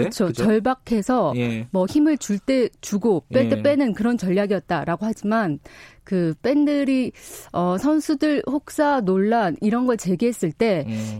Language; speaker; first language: Korean; native; Korean